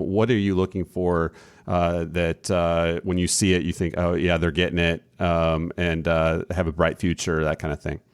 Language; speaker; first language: English; native; English